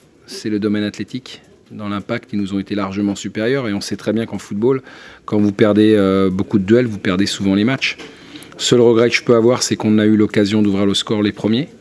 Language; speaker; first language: French; native; French